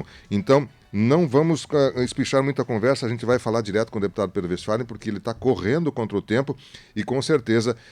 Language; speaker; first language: Portuguese; native; Portuguese